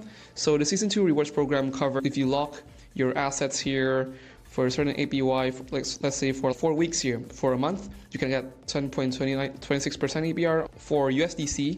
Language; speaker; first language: English; non-native, fluent; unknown